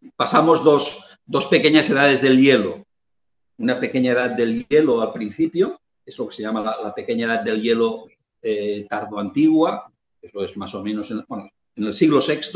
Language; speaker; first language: Spanish; native; Spanish